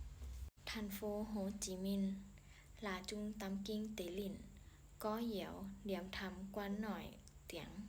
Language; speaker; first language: Vietnamese; non-native, learner; Thai